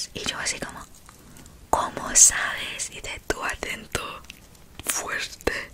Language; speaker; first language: Spanish; non-native, learner; English